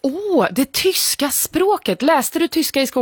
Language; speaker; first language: Swedish; native; Swedish